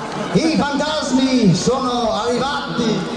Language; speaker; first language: Italian; non-native, learner; English